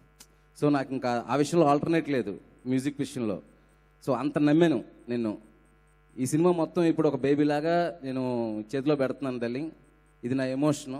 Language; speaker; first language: Telugu; native; Telugu